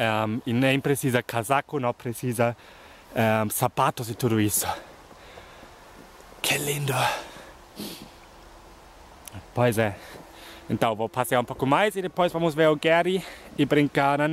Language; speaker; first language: Portuguese; non-native, fluent; German